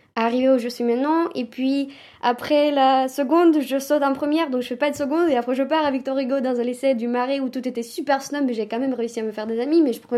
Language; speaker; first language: French; early bilingual, other home language; Romanian